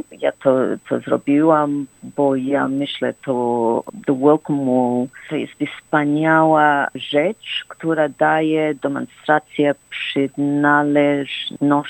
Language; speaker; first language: Polish; early bilingual, heritage; Polish